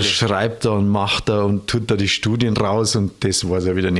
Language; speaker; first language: German; native; German